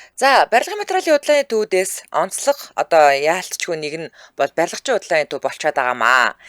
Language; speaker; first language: Mongolian; native; Mongolian